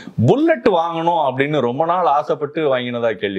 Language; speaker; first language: Tamil; native; Tamil